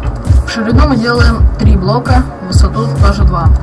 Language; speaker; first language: Russian; native; Russian